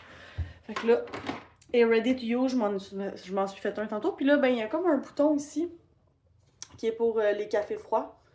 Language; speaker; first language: French; native; French